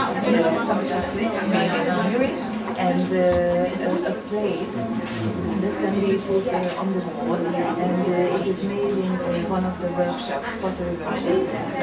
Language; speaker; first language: English; non-native, fluent; Hungarian